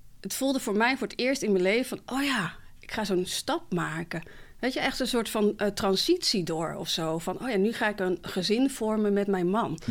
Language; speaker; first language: Dutch; early bilingual, other home language; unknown